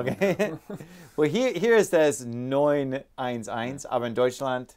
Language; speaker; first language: German; non-native, learner; English